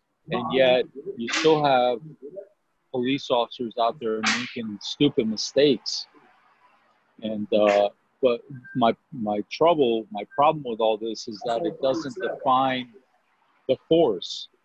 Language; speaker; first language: English; native; English